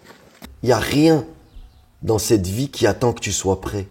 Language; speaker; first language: French; native; French